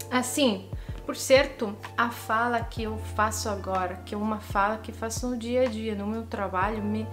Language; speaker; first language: Portuguese; non-native, fluent; Italian